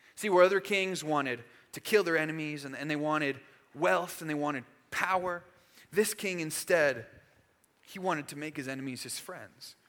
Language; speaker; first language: English; native; English